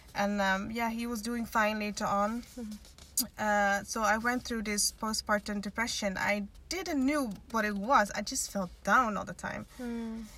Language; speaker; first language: English; non-native, fluent; Dutch